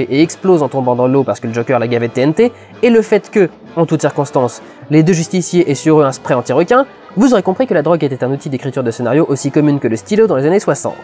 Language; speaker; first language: French; native; French